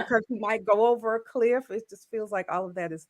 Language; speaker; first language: English; native; English